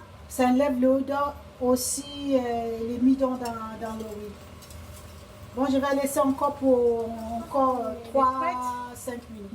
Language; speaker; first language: French; non-native, learner; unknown